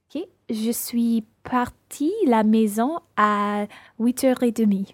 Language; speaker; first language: French; non-native, learner; English